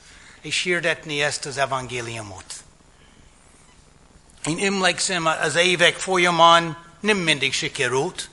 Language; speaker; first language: Hungarian; non-native, fluent; English